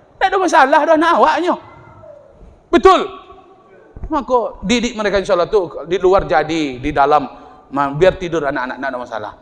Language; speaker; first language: Malay; native; Malay